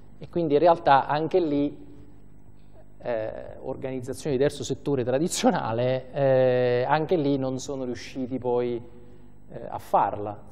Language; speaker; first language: Italian; native; Italian